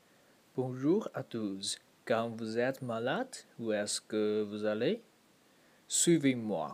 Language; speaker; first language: French; non-native, learner; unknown